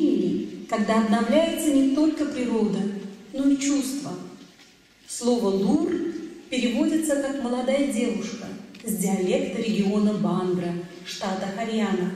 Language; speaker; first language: Russian; native; Russian